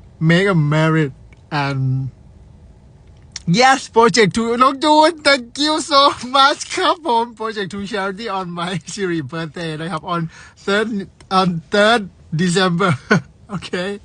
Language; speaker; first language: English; non-native, learner; Thai